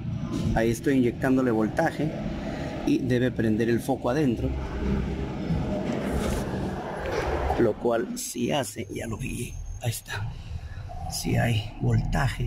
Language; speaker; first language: Spanish; native; Spanish